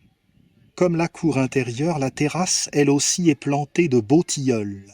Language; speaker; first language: French; native; French